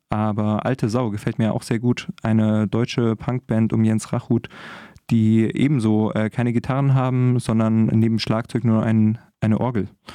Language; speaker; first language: German; native; German